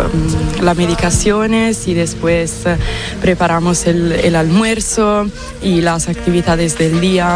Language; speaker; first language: Spanish; non-native, fluent; Italian